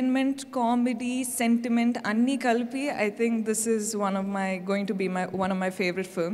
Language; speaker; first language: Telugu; non-native, fluent; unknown